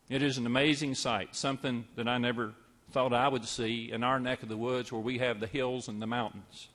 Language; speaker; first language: English; native; English